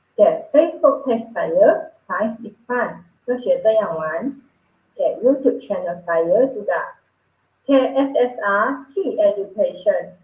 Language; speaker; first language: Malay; non-native, local second language; Chinese